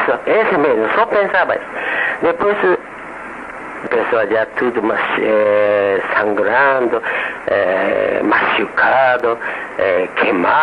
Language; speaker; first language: Portuguese; non-native, learner; Japanese